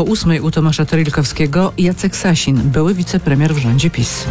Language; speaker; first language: Polish; native; Polish